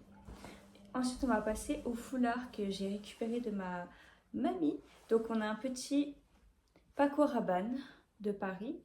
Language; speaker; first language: French; native; French